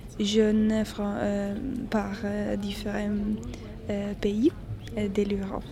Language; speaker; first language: French; non-native, learner; Italian